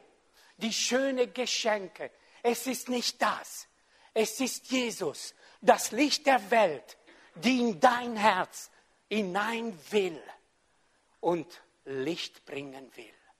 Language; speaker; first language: German; non-native, fluent; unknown